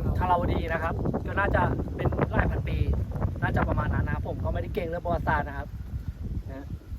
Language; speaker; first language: Thai; native; Thai